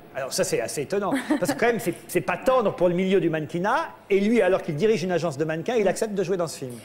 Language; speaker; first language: French; native; French